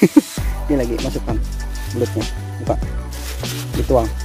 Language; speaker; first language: Indonesian; native; Indonesian